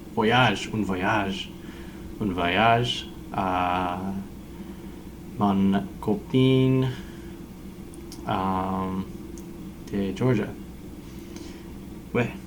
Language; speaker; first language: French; non-native, learner; English